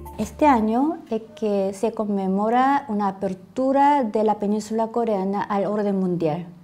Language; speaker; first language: Spanish; non-native, fluent; Korean